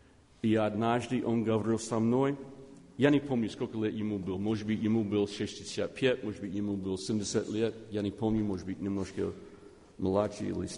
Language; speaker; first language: Russian; non-native, learner; English